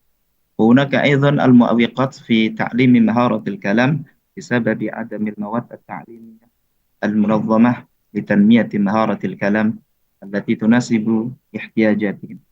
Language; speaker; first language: Arabic; non-native, fluent; Indonesian